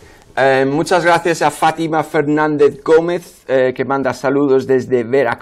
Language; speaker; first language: Spanish; non-native, fluent; English